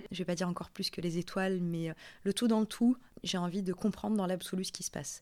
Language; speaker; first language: French; non-native, local second language; Arabic